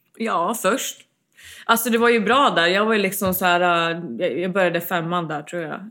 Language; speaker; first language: Swedish; early bilingual, heritage; Swedish